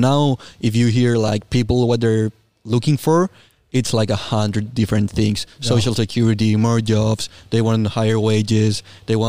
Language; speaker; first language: English; non-native, fluent; Spanish